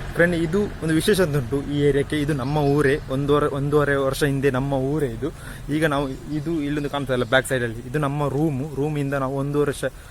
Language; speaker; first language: Kannada; non-native, local second language; Tulu